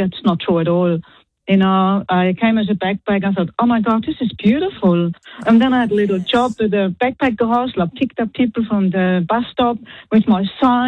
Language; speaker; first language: English; non-native, fluent; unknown